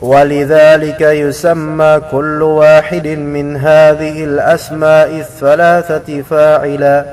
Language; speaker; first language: Arabic; non-native, fluent; Indonesian